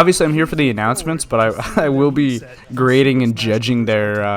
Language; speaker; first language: English; native; English